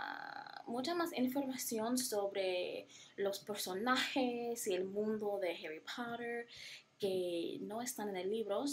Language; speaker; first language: Spanish; non-native, learner; English